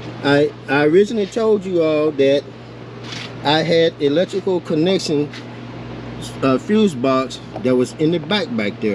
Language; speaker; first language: English; native; English